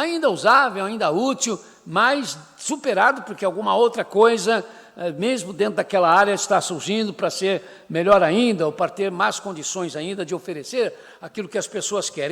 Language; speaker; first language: Portuguese; native; Portuguese